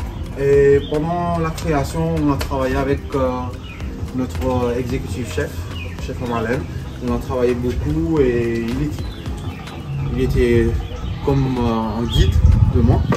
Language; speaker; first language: French; non-native, local second language; Morisyen